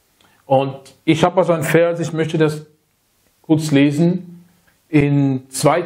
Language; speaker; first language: German; non-native, learner; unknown